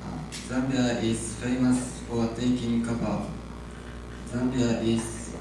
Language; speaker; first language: English; non-native, learner; Japanese